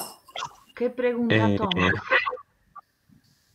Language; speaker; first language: Spanish; non-native, fluent; Polish